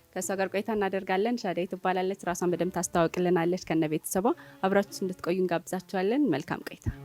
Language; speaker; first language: Amharic; native; Amharic